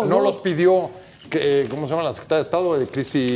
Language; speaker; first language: Spanish; native; Spanish